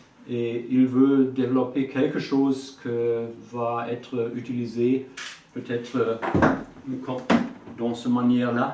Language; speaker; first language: French; non-native, learner; German